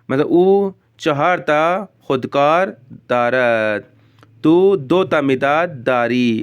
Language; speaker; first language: Persian; non-native, fluent; Urdu